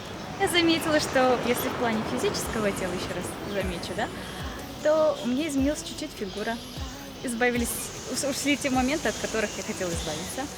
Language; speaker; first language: Russian; native; Russian